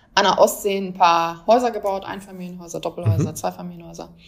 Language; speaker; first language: German; native; German